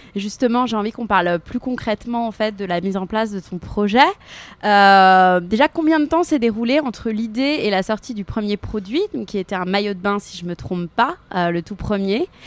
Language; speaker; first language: French; native; French